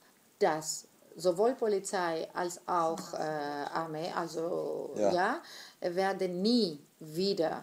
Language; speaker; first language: German; non-native, fluent; Greek